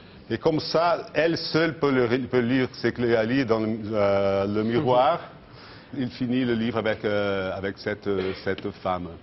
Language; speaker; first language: French; non-native, fluent; Portuguese